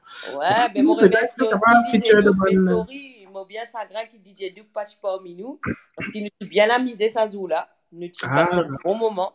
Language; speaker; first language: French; non-native, local second language; Morisyen